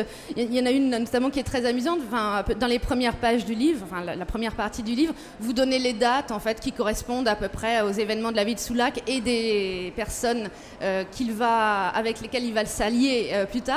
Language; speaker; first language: French; native; French